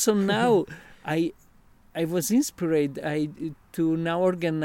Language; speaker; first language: English; non-native, learner; Italian